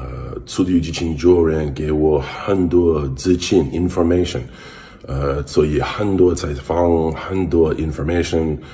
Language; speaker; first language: Chinese; non-native, learner; English